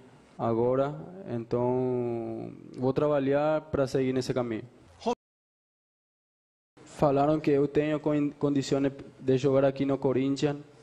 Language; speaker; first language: Portuguese; non-native, fluent; Spanish